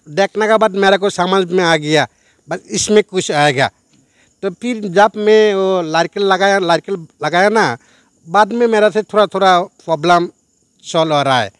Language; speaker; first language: Hindi; non-native, learner; Bangla